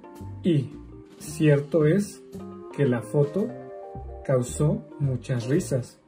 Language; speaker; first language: Spanish; native; Spanish